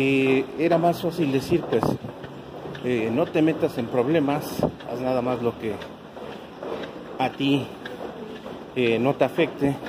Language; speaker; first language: Spanish; native; Spanish